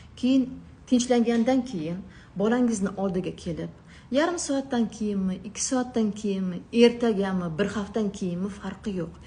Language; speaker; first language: Uzbek; non-native, local second language; Russian